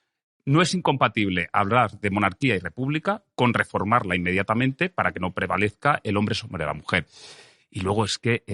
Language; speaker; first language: Spanish; native; Spanish